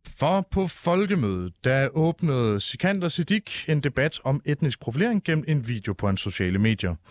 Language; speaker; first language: Danish; native; Danish